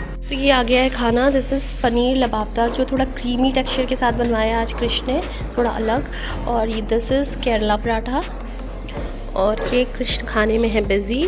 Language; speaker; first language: Hindi; native; Hindi